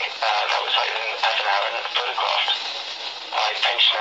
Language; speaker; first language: English; native; English